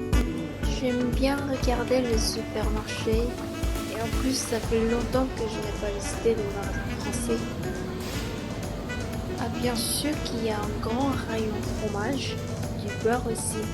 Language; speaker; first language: French; non-native, fluent; Korean